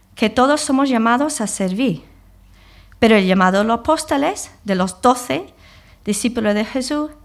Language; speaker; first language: Spanish; non-native, fluent; English